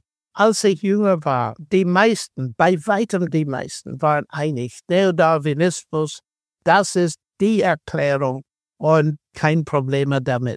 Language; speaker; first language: German; non-native, fluent; English